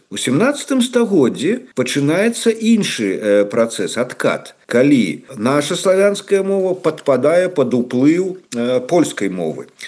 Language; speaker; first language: Belarusian; non-native, local second language; Russian